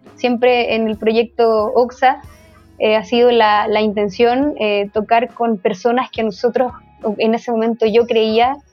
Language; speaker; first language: Spanish; native; Spanish